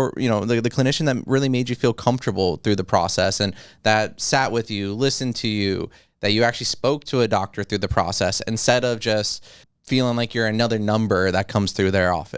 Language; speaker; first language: English; native; English